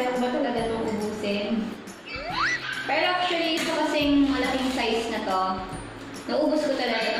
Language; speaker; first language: Filipino; native; Filipino